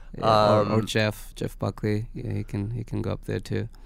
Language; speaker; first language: English; non-native, local second language; Swahili